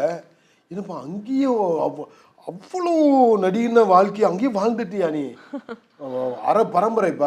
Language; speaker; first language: Tamil; native; Tamil